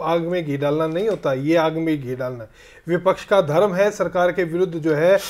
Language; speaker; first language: Hindi; native; Hindi